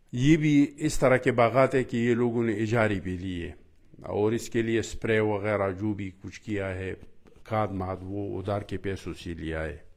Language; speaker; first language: Urdu; non-native, local second language; Pashto